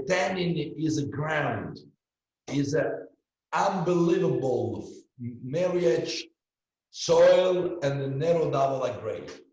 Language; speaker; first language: English; non-native, learner; Italian